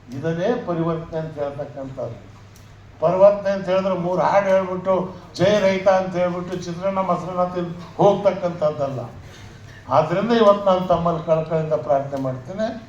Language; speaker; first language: Kannada; non-native, local second language; Urdu